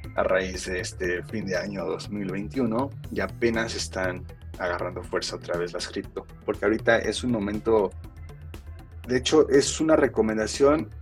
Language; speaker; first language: Spanish; early bilingual, heritage; Spanish